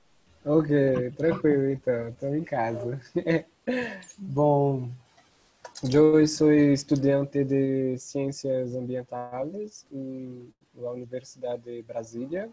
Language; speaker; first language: Spanish; non-native, learner; Portuguese